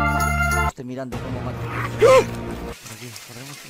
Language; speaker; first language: Spanish; native; Spanish